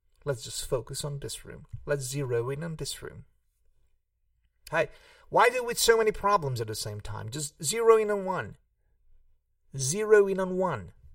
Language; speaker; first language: English; non-native, fluent; Hungarian